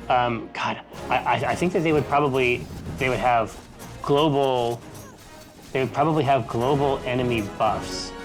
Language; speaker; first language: English; native; English